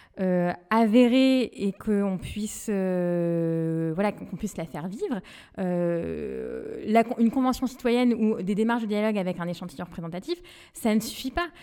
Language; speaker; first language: French; non-native, local second language; Malagasy